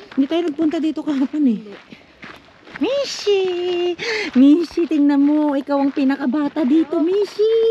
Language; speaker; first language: Filipino; native; Filipino